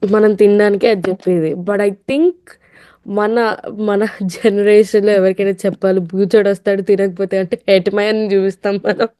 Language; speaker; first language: Telugu; early bilingual, heritage; Telugu